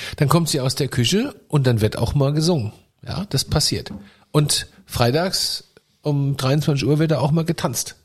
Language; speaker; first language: German; native; German